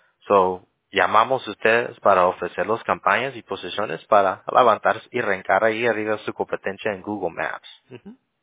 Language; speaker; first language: Spanish; early bilingual, heritage; Spanish